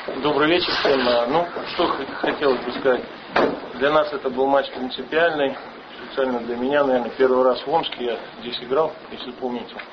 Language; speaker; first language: Russian; native; Russian